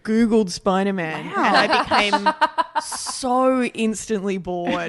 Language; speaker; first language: English; native; English